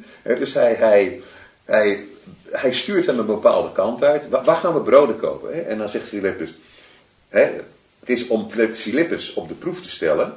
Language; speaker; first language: Dutch; native; Dutch